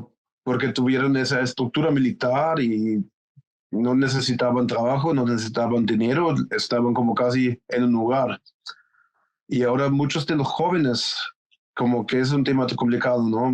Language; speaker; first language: Spanish; non-native, fluent; German